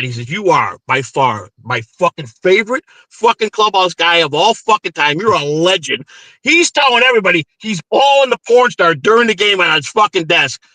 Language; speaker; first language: English; native; English